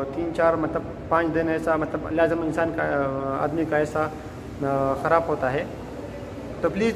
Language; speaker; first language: Hindi; non-native, local second language; Pashto